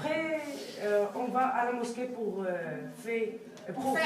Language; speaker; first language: French; non-native, learner; Arabic